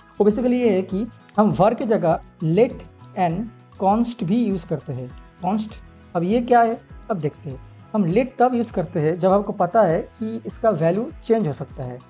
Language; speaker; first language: Hindi; non-native, local second language; Bangla